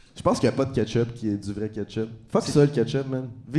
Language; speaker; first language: French; native; French